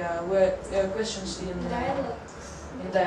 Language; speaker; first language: English; non-native, learner; Russian